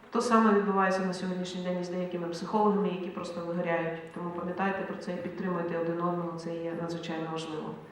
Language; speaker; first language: Ukrainian; native; Ukrainian